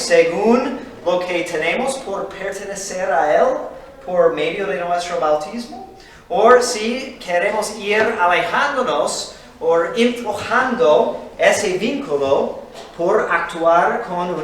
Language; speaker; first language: Spanish; non-native, fluent; English